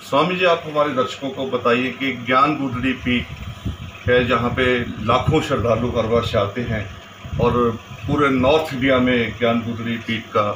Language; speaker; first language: Hindi; native; Hindi